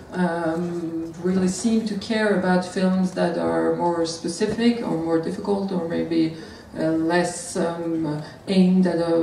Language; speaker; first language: English; non-native, fluent; French